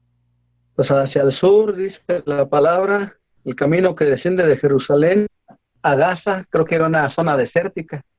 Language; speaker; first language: Spanish; native; Spanish